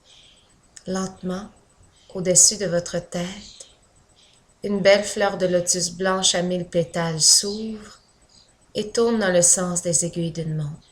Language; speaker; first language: French; native; French